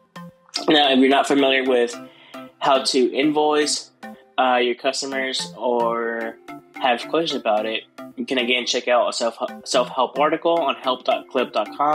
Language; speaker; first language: English; native; English